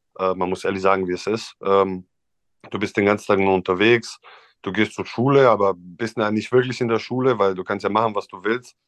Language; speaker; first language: German; non-native, fluent; Serbian